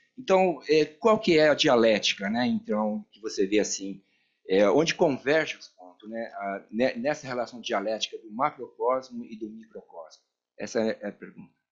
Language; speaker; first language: Portuguese; native; Portuguese